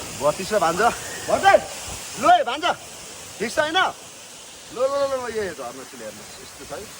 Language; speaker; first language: Nepali; non-native, local second language; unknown